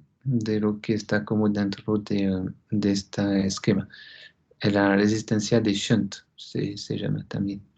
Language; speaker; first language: Spanish; non-native, fluent; French